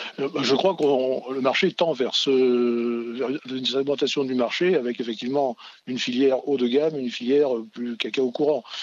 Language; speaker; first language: French; native; French